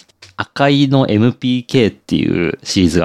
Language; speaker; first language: Japanese; native; Japanese